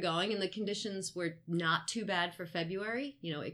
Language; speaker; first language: English; native; English